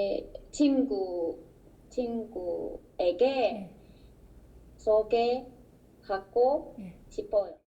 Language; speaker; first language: Korean; non-native, learner; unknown